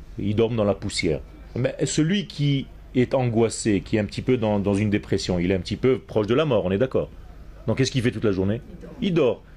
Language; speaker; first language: French; non-native, fluent; Hebrew